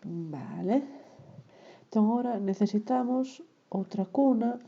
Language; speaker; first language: Spanish; non-native, local second language; Galician